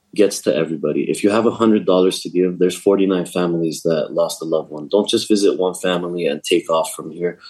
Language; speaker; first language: English; native; English